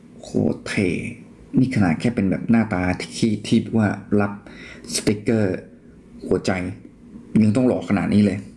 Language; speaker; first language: Thai; native; Thai